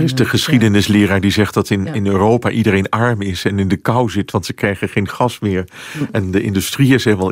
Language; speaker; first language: Dutch; native; Dutch